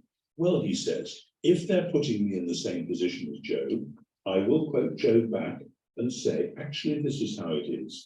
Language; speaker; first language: English; native; English